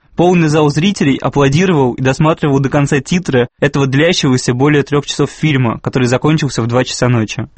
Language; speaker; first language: Russian; native; Russian